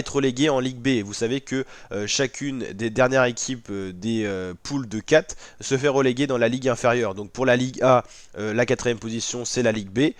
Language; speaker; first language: French; native; French